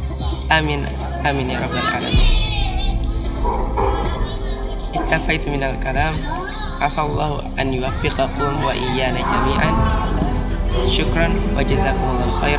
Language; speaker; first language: Arabic; non-native, fluent; Indonesian